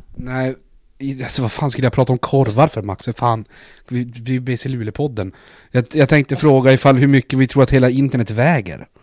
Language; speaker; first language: Swedish; native; Swedish